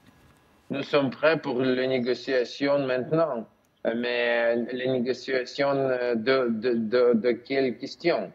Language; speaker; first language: French; non-native, learner; Ukrainian